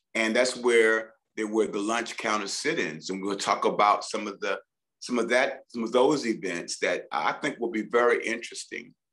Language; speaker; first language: English; native; English